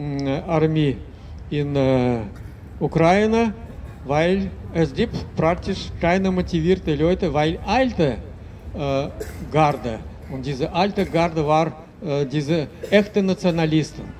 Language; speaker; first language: German; non-native, fluent; Russian